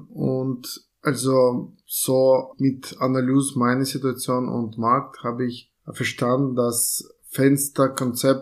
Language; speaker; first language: German; non-native, fluent; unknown